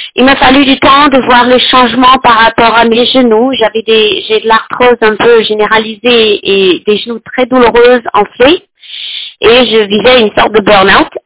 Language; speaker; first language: French; non-native, fluent; English